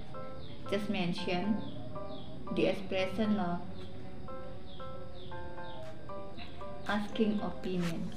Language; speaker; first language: English; non-native, fluent; Indonesian